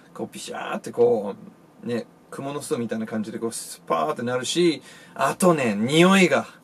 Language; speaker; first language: Japanese; non-native, fluent; English